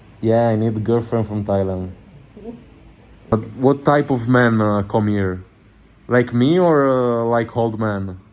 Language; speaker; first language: English; non-native, learner; Italian